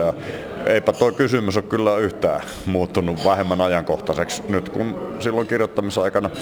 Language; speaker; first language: Finnish; native; Finnish